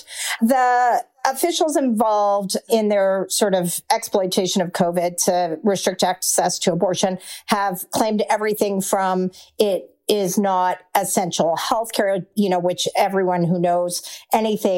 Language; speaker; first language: English; native; English